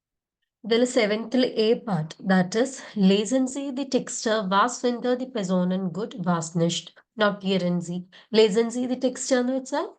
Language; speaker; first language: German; non-native, fluent; Malayalam